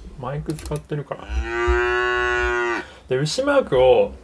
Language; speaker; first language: Japanese; native; Japanese